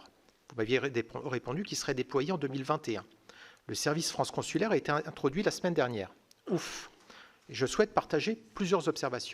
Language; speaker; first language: French; native; French